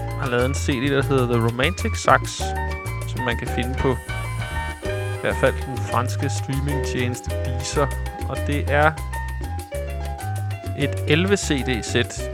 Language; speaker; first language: Danish; native; Danish